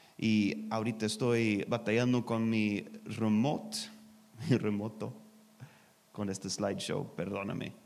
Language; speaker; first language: Spanish; non-native, learner; English